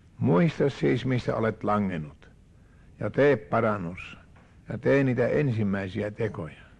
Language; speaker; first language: Finnish; native; Finnish